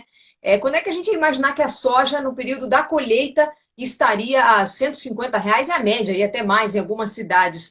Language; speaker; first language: Portuguese; native; Portuguese